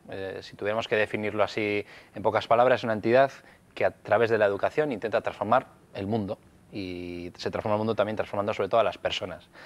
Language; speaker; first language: Spanish; native; Spanish